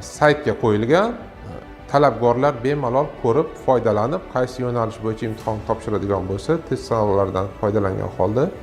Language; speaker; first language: Uzbek; native; Uzbek